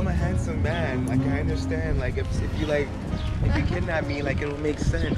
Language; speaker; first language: English; native; English